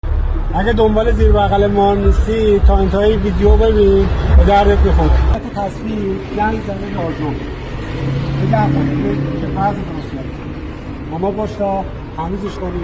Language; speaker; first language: Persian; native; Persian